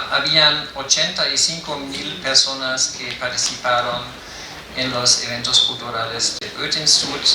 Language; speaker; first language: Spanish; non-native, fluent; German